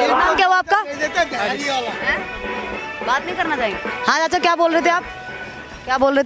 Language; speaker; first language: Hindi; native; Hindi